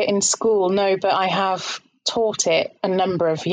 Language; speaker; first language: English; native; English